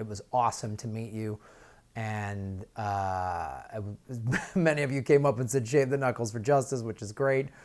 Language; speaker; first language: English; native; English